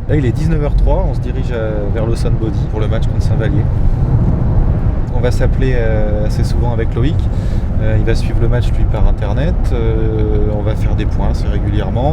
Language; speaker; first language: French; native; French